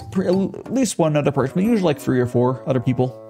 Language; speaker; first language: English; native; English